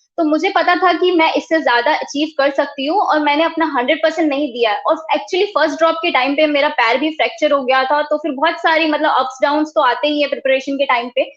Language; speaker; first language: Hindi; native; Hindi